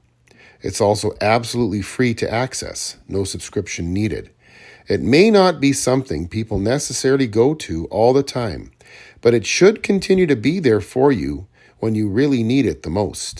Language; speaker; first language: English; native; English